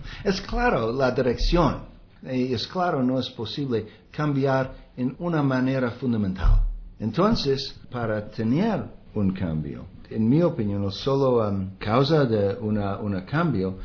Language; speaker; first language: Spanish; non-native, fluent; English